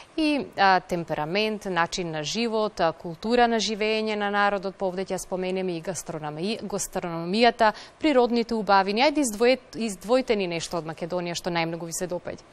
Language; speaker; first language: Macedonian; native; Macedonian